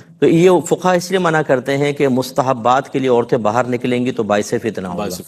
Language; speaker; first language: Urdu; native; Urdu